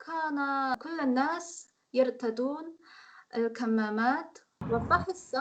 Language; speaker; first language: Arabic; non-native, learner; Korean